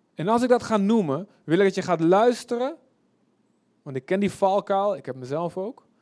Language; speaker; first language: Dutch; early bilingual, other home language; Indonesian